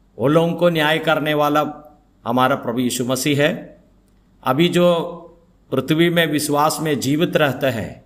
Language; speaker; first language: Hindi; non-native, local second language; Malayalam